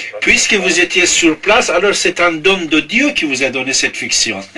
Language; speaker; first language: French; non-native, fluent; Persian